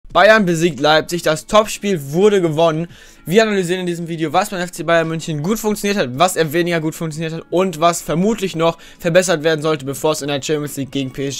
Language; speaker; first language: German; native; German